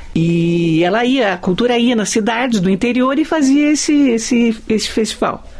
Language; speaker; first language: Portuguese; native; Portuguese